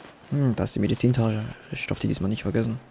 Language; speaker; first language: German; native; German